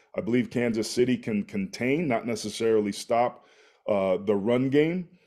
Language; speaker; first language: English; native; English